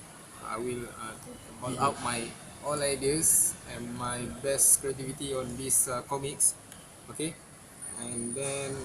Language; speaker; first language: English; non-native, local second language; Malay